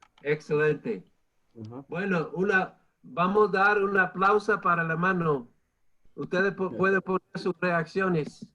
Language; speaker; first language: Spanish; non-native, fluent; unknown